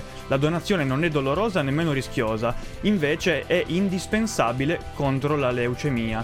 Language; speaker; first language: Italian; native; Italian